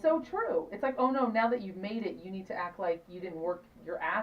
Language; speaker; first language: English; native; English